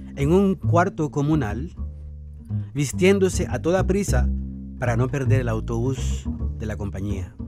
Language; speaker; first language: Spanish; early bilingual, heritage; Spanish